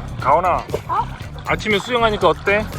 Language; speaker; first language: Korean; native; Korean